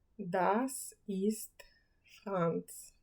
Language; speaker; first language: German; non-native, fluent; Ukrainian